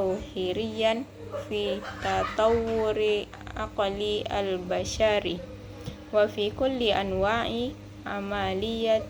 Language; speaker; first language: Arabic; non-native, learner; Indonesian